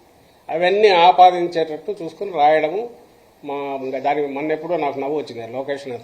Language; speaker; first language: Telugu; native; Telugu